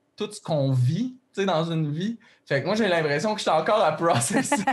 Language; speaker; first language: French; native; French